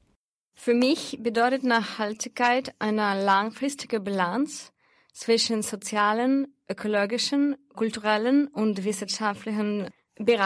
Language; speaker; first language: German; non-native, fluent; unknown